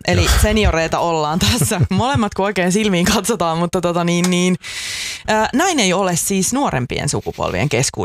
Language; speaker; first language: Finnish; native; Finnish